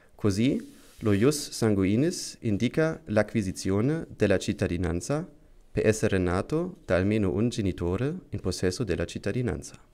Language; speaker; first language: Italian; non-native, learner; German